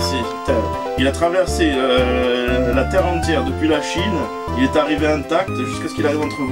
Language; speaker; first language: French; native; French